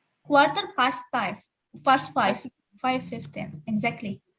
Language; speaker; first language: English; non-native, fluent; Indonesian